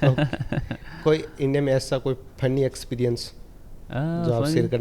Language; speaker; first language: Hindi; native; Hindi